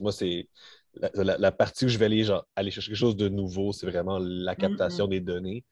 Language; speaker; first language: French; native; French